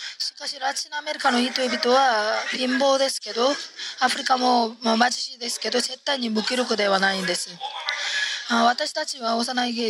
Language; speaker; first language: Japanese; non-native, fluent; Korean